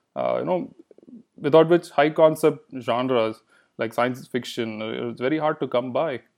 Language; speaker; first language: English; non-native, local second language; Kannada